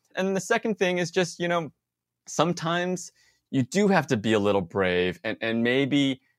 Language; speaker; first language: English; native; English